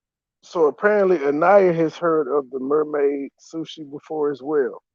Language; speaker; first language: English; native; English